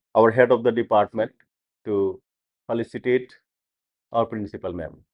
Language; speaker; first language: English; non-native, local second language; Assamese